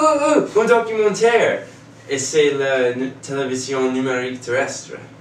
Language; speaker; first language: French; non-native, learner; English